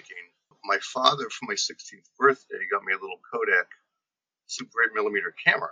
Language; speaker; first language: English; native; English